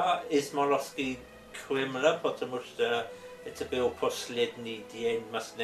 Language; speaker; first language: Russian; non-native, learner; English